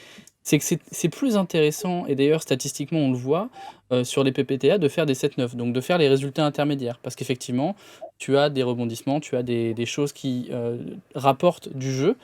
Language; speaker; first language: French; native; French